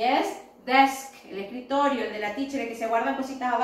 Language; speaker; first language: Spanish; native; Spanish